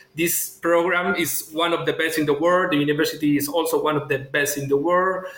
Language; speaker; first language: English; non-native, fluent; Spanish